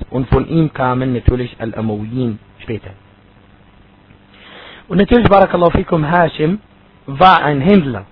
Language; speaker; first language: German; non-native, fluent; Arabic